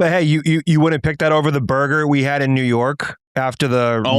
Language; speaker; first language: English; native; English